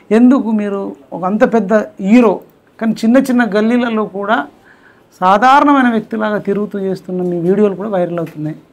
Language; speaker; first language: Telugu; native; Telugu